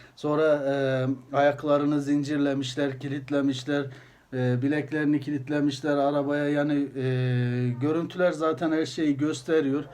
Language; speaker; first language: Turkish; early bilingual, heritage; Azerbaijani